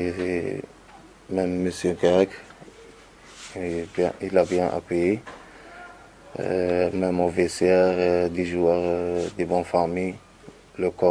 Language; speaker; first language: French; non-native, learner; Arabic